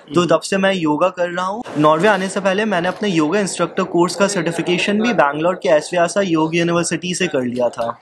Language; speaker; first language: Hindi; native; Hindi